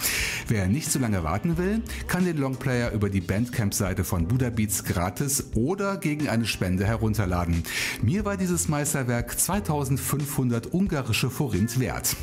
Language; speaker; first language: German; native; German